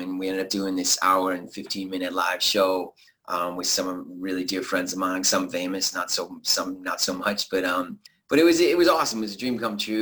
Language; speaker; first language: English; native; English